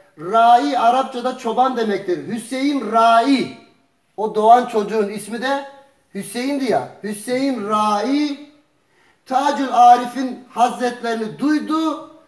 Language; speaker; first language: Turkish; early bilingual, heritage; Turkish